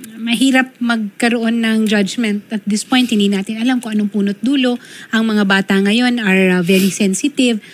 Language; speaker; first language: Filipino; native; Filipino